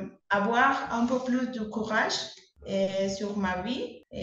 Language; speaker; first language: French; non-native, learner; Spanish